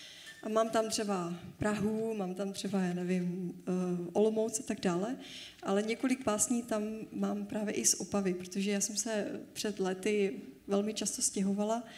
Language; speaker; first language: Czech; native; Czech